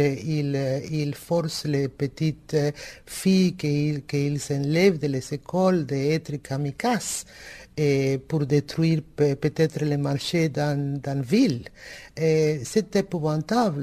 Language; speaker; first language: French; non-native, fluent; Spanish